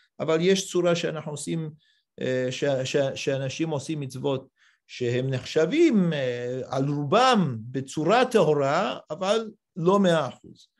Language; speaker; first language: Hebrew; non-native, fluent; English